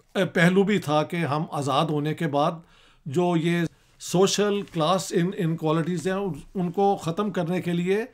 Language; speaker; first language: Urdu; non-native, local second language; Punjabi